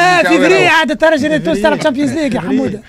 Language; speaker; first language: Arabic; native; Arabic